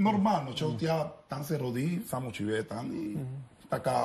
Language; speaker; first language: Bulgarian; non-native, learner; Spanish